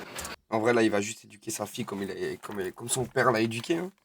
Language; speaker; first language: French; native; French